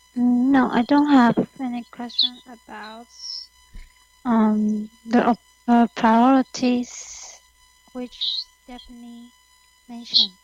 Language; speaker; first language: English; non-native, learner; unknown